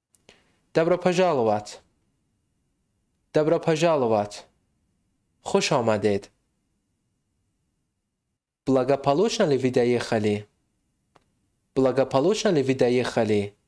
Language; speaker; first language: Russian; non-native, fluent; Tajik